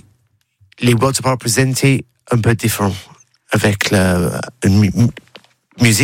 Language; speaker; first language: French; non-native, learner; English